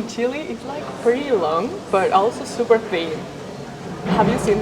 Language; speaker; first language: English; non-native, fluent; Spanish